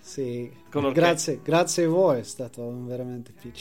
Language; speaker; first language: Italian; non-native, learner; Russian